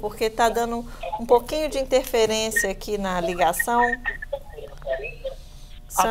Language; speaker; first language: Portuguese; native; Portuguese